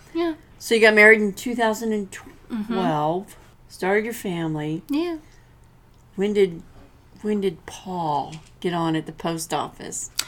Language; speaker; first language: English; native; English